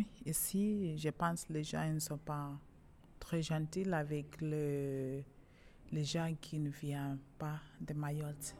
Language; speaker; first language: French; non-native, fluent; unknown